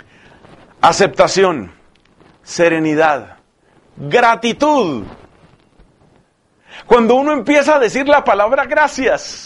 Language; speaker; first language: Spanish; native; Spanish